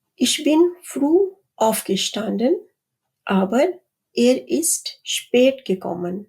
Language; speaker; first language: German; non-native, fluent; Urdu